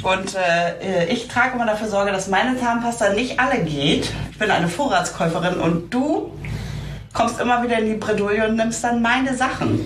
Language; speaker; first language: German; native; German